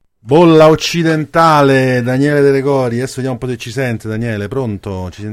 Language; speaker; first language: Italian; native; Italian